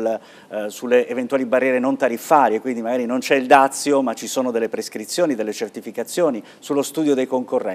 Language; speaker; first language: Italian; native; Italian